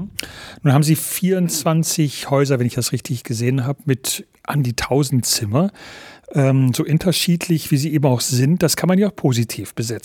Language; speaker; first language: German; native; German